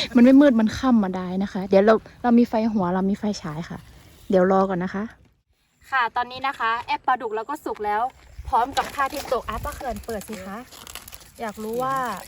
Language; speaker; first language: Thai; non-native, local second language; Western Kayah